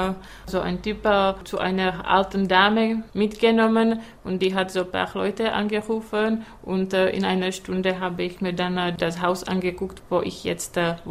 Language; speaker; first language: German; non-native, fluent; Czech